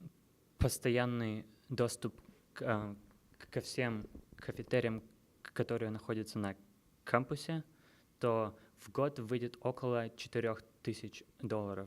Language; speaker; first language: Russian; early bilingual, heritage; Russian